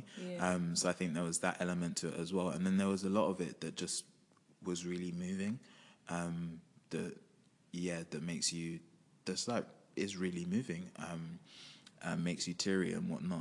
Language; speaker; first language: English; native; English